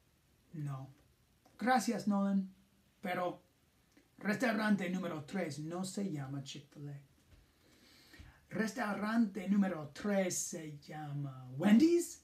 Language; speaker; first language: Spanish; non-native, fluent; English